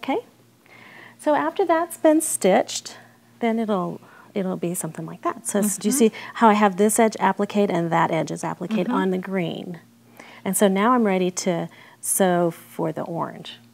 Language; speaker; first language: English; native; English